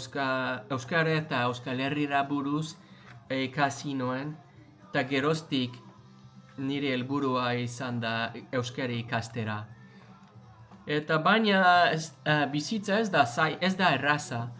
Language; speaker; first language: Basque; non-native, learner; English